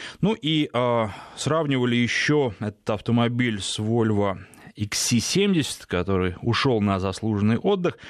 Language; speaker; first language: Russian; native; Russian